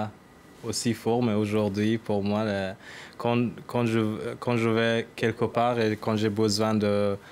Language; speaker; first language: French; non-native, learner; Persian